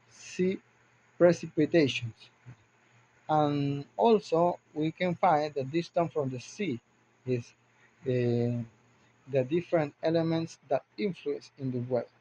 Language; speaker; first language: English; non-native, learner; Spanish